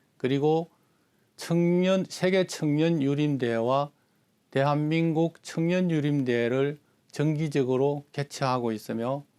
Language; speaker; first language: Korean; native; Korean